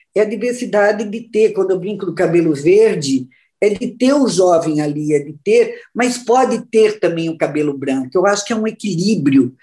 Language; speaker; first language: Portuguese; native; Portuguese